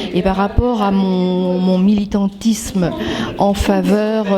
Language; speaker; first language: French; native; French